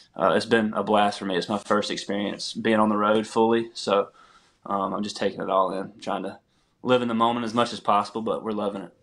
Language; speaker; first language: English; native; English